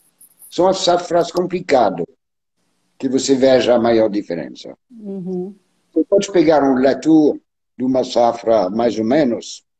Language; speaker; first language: Portuguese; non-native, learner; French